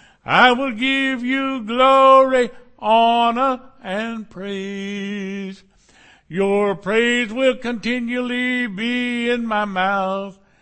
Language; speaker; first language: English; native; English